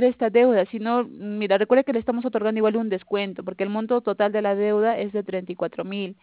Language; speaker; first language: Spanish; native; Spanish